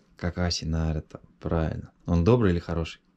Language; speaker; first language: Russian; native; Russian